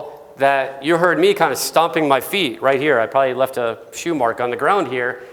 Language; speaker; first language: English; native; English